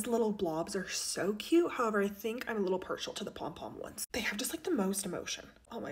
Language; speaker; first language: English; native; English